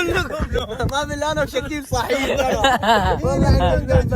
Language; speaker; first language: Arabic; native; Arabic